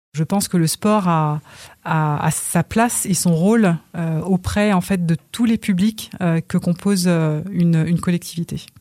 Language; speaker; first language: French; early bilingual, other home language; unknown